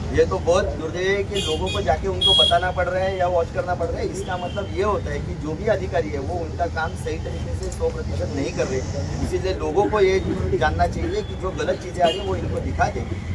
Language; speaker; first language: Hindi; non-native, local second language; Marathi